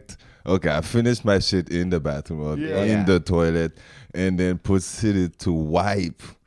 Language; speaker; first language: English; non-native, fluent; French